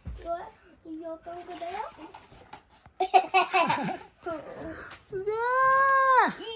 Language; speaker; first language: Korean; native; Korean